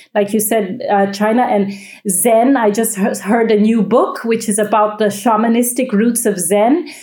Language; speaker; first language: English; native; English